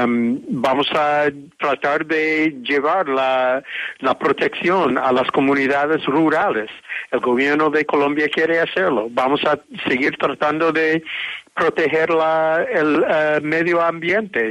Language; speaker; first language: Spanish; non-native, fluent; English